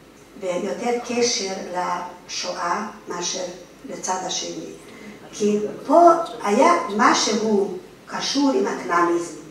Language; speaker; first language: Hebrew; non-native, fluent; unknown